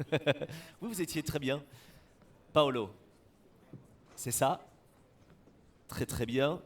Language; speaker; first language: French; native; French